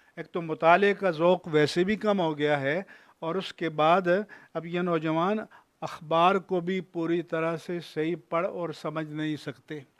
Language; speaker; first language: Urdu; non-native, local second language; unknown